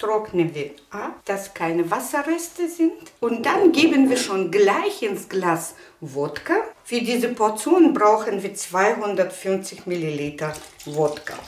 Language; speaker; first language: German; non-native, learner; Russian